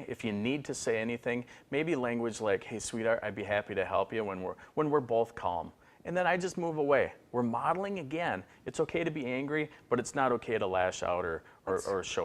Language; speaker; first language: English; native; English